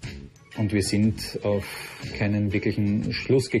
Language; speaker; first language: German; native; German